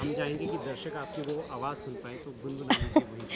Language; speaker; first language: Hindi; native; Hindi